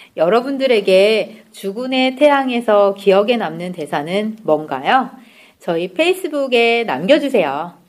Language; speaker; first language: Korean; native; Korean